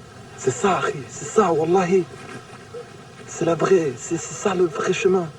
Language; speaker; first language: French; native; French